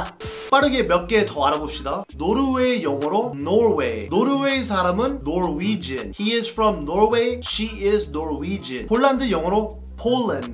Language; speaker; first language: Korean; non-native, fluent; English